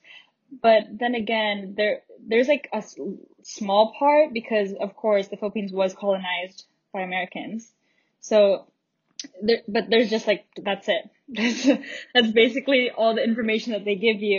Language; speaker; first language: English; native; English